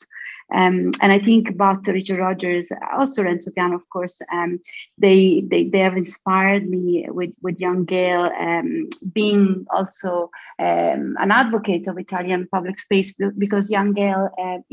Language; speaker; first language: English; non-native, fluent; Italian